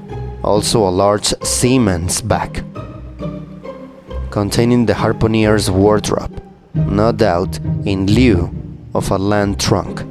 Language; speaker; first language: English; non-native, fluent; Spanish